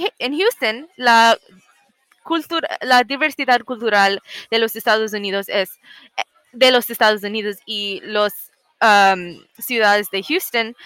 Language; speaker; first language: Spanish; non-native, learner; English